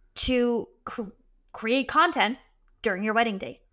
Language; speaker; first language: English; early bilingual, other home language; Arabic